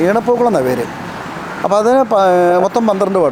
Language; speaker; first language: Malayalam; native; Malayalam